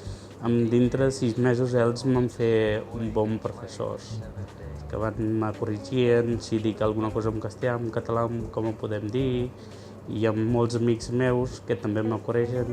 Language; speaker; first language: Catalan; non-native, learner; Punjabi